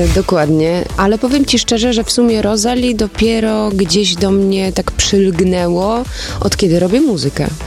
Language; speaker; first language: Polish; early bilingual, heritage; Polish